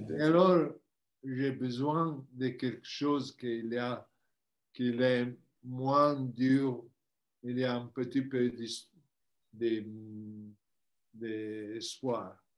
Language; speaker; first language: French; non-native, learner; Italian